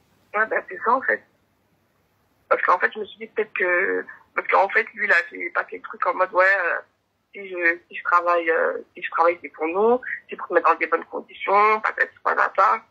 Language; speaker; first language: French; native; French